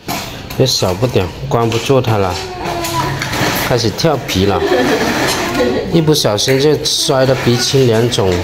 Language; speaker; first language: Chinese; native; Chinese